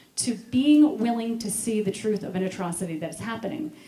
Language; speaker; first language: English; native; English